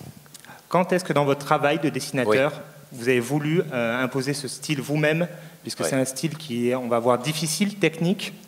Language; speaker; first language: French; native; French